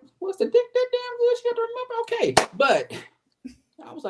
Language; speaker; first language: English; native; English